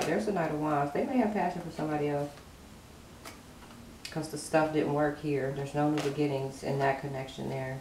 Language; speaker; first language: English; native; English